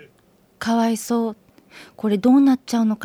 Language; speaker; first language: Japanese; native; Japanese